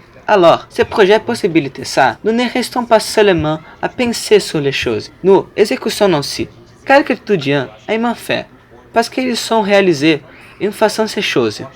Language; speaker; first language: French; non-native, learner; Portuguese